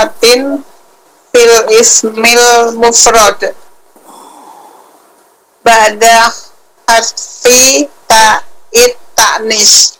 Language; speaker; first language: Arabic; non-native, learner; Indonesian